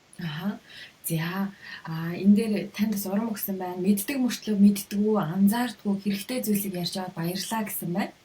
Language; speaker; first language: Mongolian; native; Mongolian